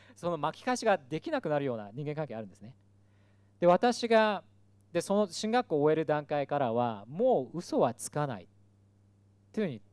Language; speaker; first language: Japanese; early bilingual, other home language; Korean